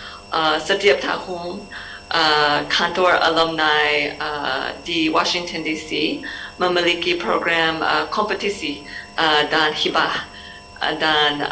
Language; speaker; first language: Indonesian; non-native, learner; English